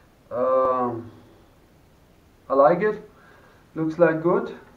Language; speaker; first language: English; non-native, learner; German